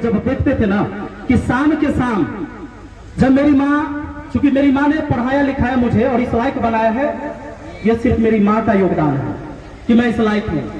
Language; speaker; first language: Hindi; native; Hindi